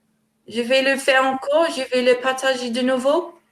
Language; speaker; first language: French; non-native, fluent; English